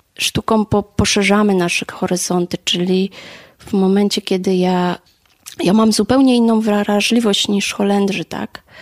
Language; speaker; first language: Polish; native; Polish